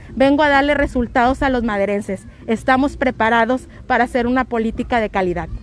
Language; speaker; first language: Spanish; native; Spanish